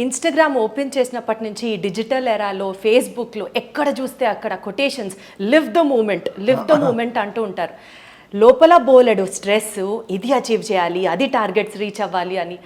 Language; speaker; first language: Telugu; native; Telugu